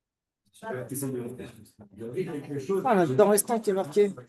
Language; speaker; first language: French; native; French